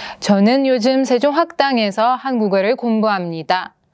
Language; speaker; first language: Korean; non-native, fluent; Russian